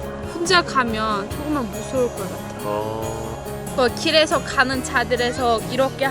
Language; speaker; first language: Korean; non-native, learner; Turkish